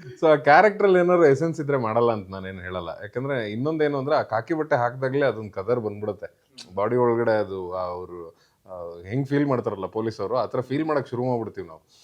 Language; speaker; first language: Kannada; native; Kannada